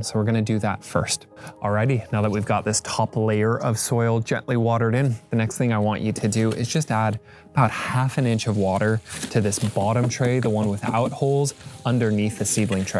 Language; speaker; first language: English; native; English